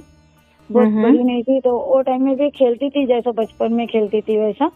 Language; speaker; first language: Hindi; non-native, local second language; Marathi